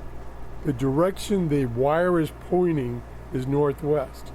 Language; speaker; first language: English; native; English